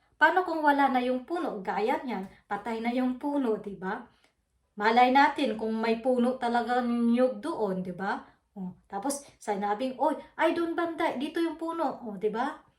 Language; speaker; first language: Filipino; non-native, local second language; Waray